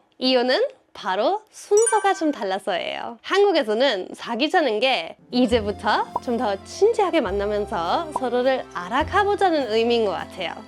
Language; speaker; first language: Korean; non-native, fluent; German